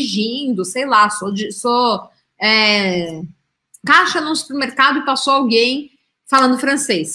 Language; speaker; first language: Portuguese; native; Portuguese